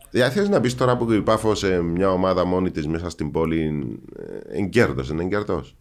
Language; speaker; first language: Greek; native; Greek